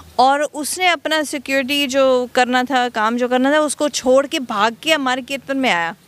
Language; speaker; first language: Hindi; non-native, fluent; English